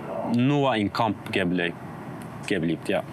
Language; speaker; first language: German; non-native, learner; Kurdish